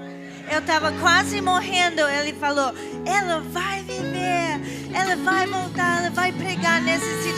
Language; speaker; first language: Portuguese; non-native, fluent; English